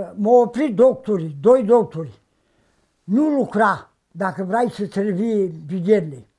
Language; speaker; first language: Romanian; native; Romanian